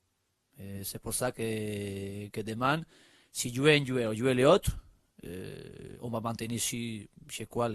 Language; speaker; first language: French; non-native, learner; Spanish